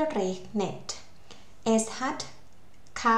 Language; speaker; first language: German; non-native, learner; Thai